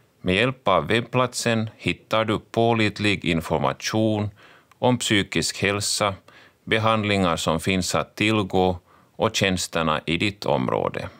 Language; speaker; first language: Swedish; native; Swedish